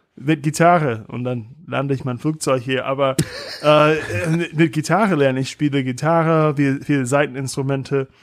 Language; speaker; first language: German; non-native, fluent; English